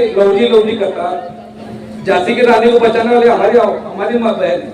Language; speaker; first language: Hindi; non-native, local second language; Marathi